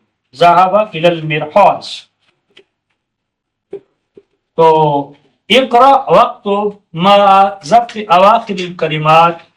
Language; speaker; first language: Arabic; non-native, fluent; Urdu